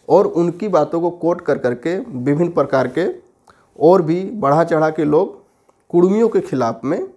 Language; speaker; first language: Hindi; native; Hindi